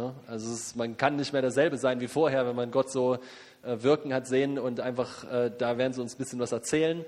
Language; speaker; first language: German; native; German